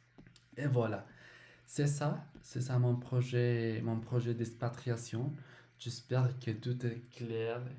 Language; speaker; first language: French; non-native, learner; Spanish